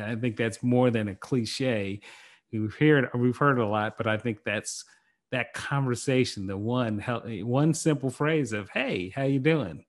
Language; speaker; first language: English; native; English